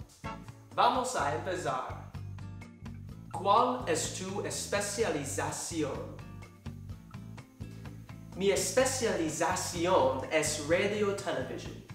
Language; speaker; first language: Spanish; non-native, learner; English